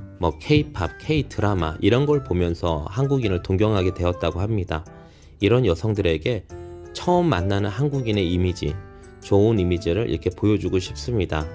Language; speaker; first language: Korean; native; Korean